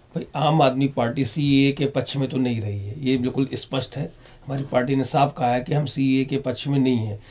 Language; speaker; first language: Hindi; native; Hindi